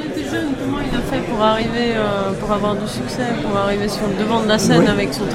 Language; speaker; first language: French; native; French